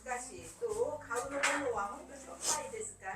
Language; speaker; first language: Japanese; non-native, learner; Korean